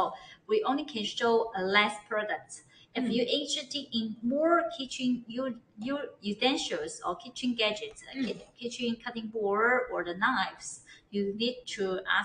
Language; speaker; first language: English; non-native, learner; Chinese